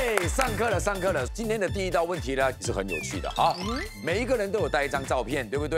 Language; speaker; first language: Chinese; native; Chinese